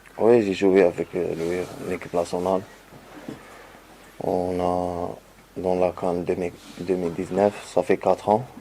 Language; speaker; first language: French; non-native, learner; Arabic